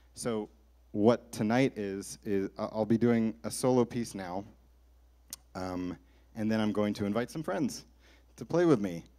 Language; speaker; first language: English; native; English